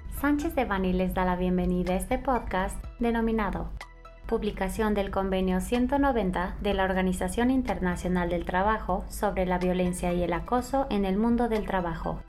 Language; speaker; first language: Spanish; native; Spanish